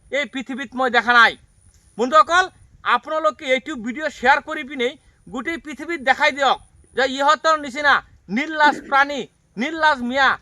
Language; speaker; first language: Assamese; non-native, local second language; Bangla